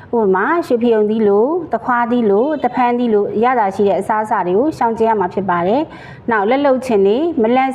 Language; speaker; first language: Burmese; native; Burmese